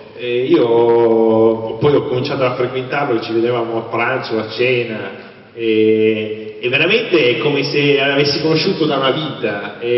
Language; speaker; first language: Italian; native; Italian